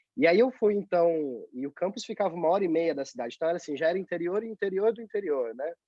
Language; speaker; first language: Portuguese; native; Portuguese